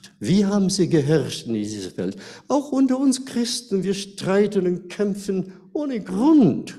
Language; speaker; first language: German; non-native, fluent; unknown